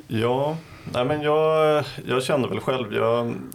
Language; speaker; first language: Swedish; native; Swedish